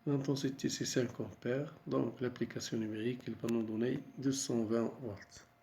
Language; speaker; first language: French; non-native, local second language; Arabic